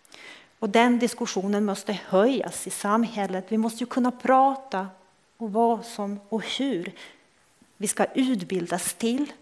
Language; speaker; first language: Swedish; non-native, fluent; Croatian